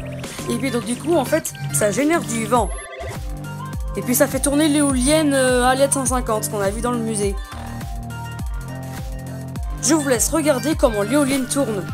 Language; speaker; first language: French; native; French